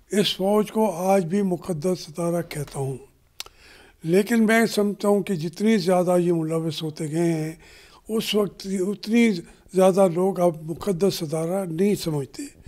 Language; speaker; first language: Urdu; native; Urdu